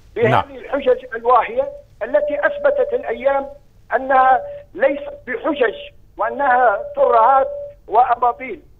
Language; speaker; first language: Arabic; native; Arabic